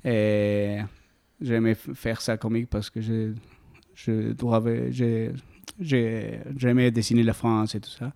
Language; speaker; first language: French; non-native, learner; Spanish